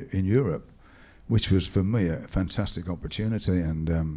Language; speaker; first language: English; native; English